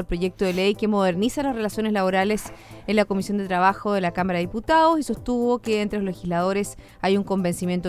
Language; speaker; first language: Spanish; native; Spanish